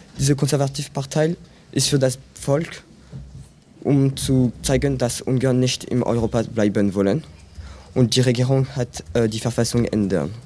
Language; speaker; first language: German; non-native, learner; French